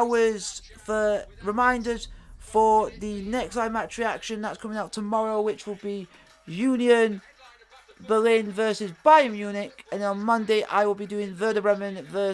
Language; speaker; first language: English; native; English